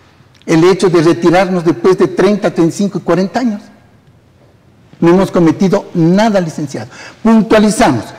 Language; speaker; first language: Spanish; native; Spanish